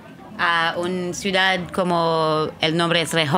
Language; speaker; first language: Spanish; non-native, learner; Hebrew